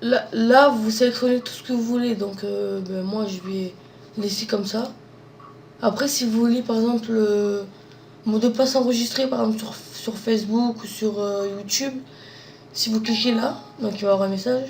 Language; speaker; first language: French; native; French